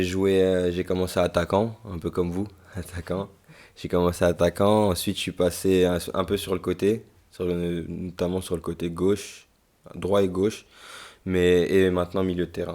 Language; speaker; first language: French; early bilingual, other home language; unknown